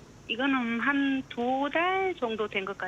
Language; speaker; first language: Korean; native; Korean